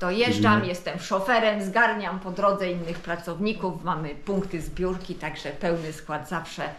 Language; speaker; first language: Polish; native; Polish